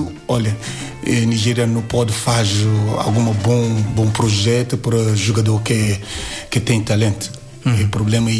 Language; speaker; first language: Portuguese; non-native, learner; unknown